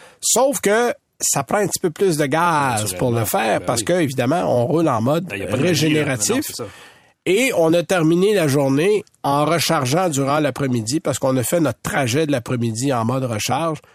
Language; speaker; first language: French; native; French